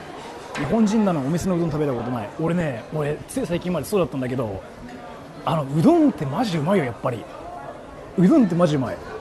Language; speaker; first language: Japanese; native; Japanese